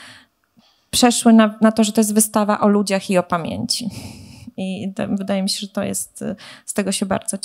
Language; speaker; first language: Polish; native; Polish